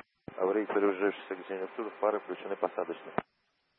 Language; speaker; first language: Russian; native; Russian